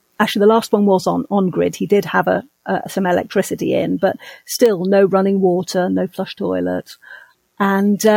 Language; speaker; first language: English; native; English